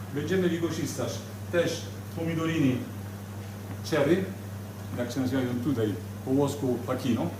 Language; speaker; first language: Polish; non-native, learner; Italian